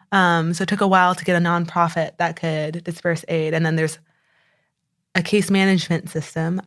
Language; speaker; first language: English; native; English